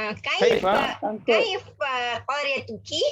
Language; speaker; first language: Arabic; non-native, learner; Malay